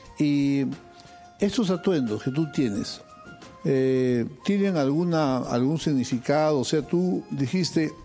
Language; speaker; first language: Spanish; native; Spanish